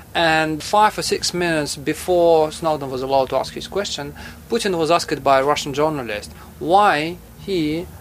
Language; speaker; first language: English; non-native, fluent; Russian